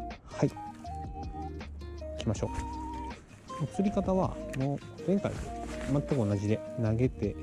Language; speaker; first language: Japanese; native; Japanese